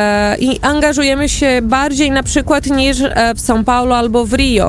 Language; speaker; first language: Polish; early bilingual, heritage; Portuguese